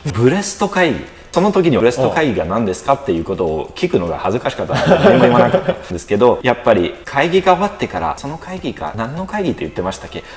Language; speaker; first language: Japanese; non-native, fluent; French